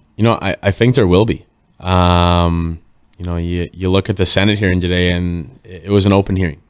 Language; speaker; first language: English; native; English